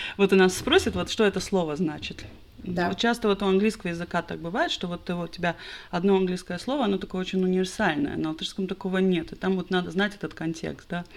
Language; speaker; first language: Russian; non-native, local second language; Latvian